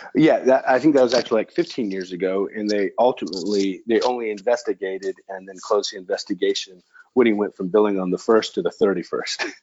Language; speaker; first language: English; native; English